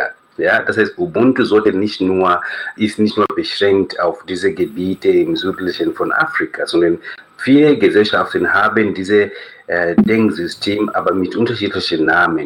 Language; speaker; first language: German; non-native, fluent; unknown